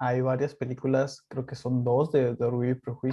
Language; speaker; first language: Spanish; native; Spanish